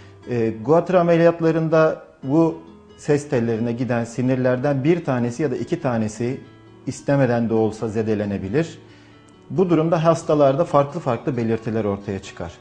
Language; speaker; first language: Turkish; native; Turkish